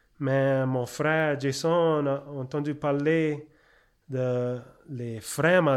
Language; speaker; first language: French; early bilingual, heritage; French